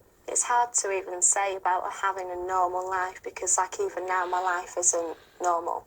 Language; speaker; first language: English; native; English